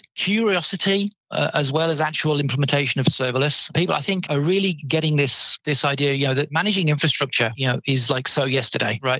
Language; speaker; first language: English; native; English